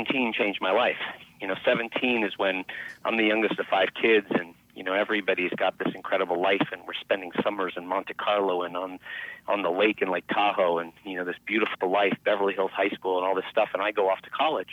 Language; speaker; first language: English; native; English